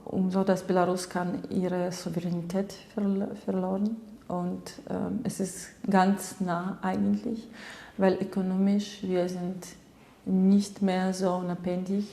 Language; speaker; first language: German; non-native, fluent; Russian